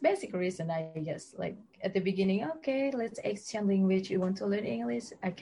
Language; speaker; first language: English; non-native, learner; Indonesian